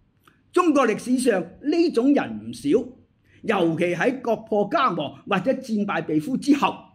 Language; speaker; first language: Chinese; native; Chinese